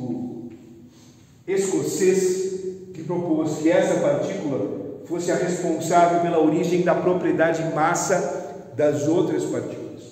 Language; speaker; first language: Portuguese; native; Portuguese